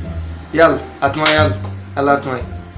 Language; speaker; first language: Arabic; native; Arabic